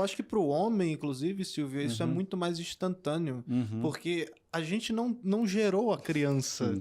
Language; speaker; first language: Portuguese; native; Portuguese